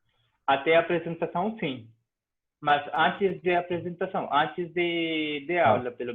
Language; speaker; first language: Portuguese; non-native, fluent; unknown